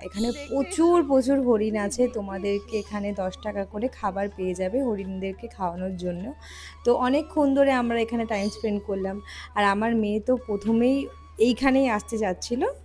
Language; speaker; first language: Bangla; native; Bangla